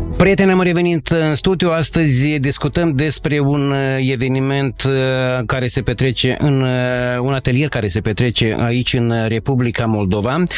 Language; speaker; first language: Romanian; native; Romanian